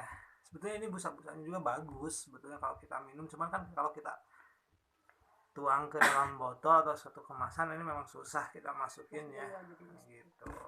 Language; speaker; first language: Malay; non-native, local second language; Sundanese